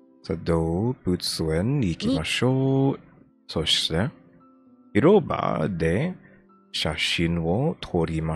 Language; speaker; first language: Japanese; non-native, learner; English